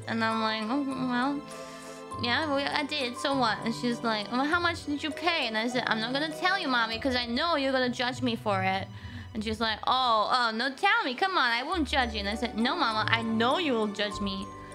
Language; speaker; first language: English; non-native, fluent; German